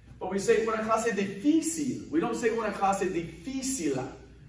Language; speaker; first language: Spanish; non-native, fluent; English